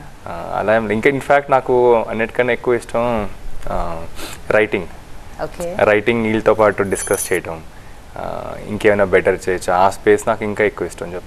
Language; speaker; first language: Telugu; native; Telugu